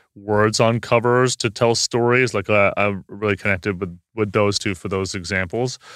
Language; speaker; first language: English; early bilingual, other home language; Hindi